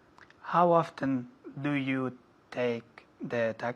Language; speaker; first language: English; non-native, learner; Spanish